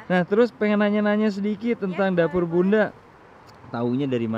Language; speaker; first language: Indonesian; native; Indonesian